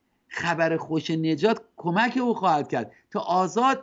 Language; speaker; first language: Persian; native; Persian